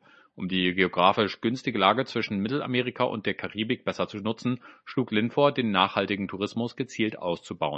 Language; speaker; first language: German; native; German